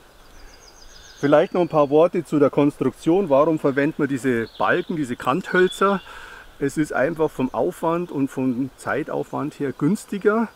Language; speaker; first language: German; native; German